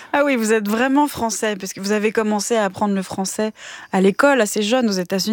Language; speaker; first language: French; native; French